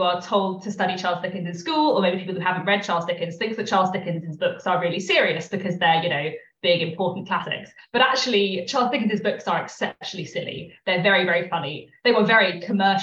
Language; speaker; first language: English; native; English